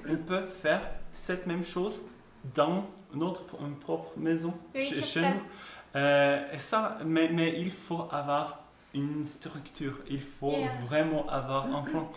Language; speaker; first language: French; non-native, fluent; Norwegian